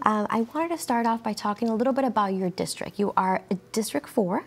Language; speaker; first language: English; early bilingual, other home language; Spanish